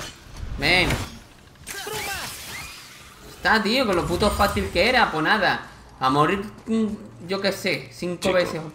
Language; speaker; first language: Spanish; native; Spanish